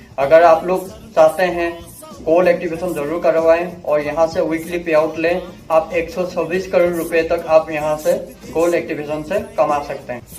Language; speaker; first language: Hindi; non-native, local second language; Assamese